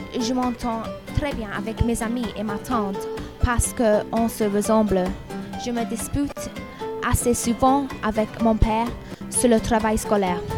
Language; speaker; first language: French; non-native, learner; English